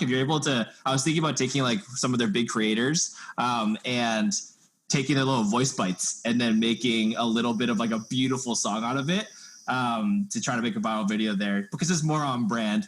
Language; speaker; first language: English; native; English